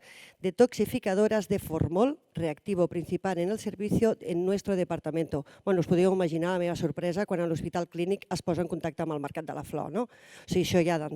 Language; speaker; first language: Catalan; native; Catalan